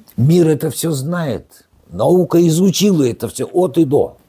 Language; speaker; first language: Russian; non-native, local second language; Kazakh